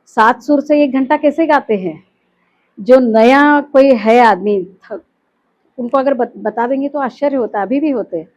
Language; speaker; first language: Hindi; non-native, local second language; Kannada